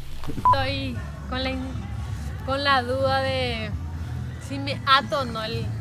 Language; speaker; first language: Spanish; native; Spanish